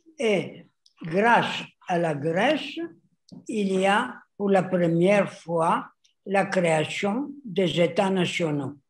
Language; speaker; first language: French; non-native, fluent; Greek